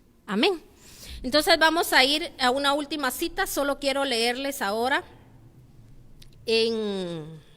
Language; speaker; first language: Spanish; native; Spanish